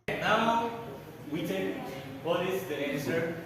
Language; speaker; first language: English; non-native, learner; Indonesian